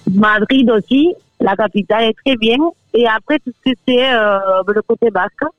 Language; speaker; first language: French; non-native, fluent; Spanish